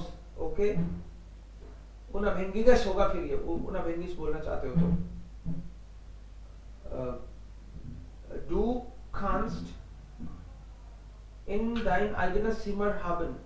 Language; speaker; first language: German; non-native, fluent; Hindi